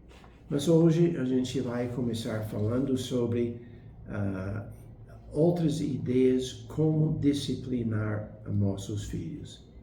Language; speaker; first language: Portuguese; non-native, fluent; English